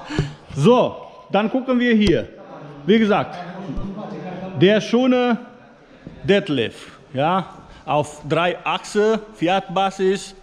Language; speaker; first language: German; non-native, fluent; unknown